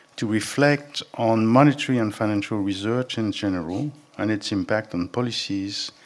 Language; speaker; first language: English; non-native, fluent; French